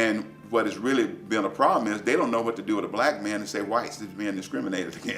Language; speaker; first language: English; native; English